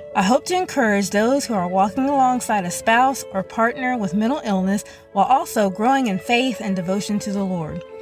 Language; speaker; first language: English; native; English